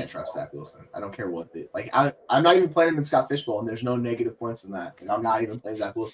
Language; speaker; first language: English; native; English